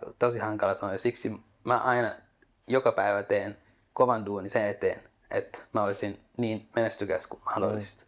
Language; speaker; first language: Finnish; non-native, fluent; Somali